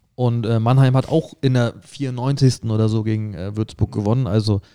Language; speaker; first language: German; native; German